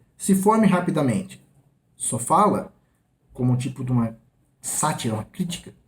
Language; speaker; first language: Portuguese; native; Portuguese